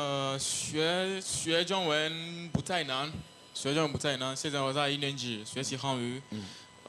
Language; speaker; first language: Chinese; non-native, learner; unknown